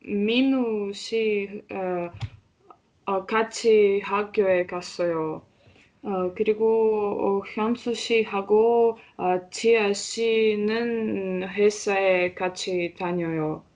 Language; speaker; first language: Korean; non-native, learner; Latvian